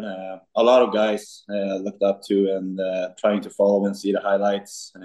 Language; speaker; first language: English; non-native, fluent; Swedish